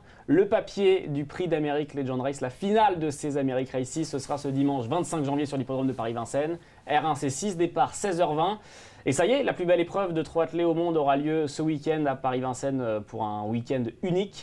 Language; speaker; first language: French; native; French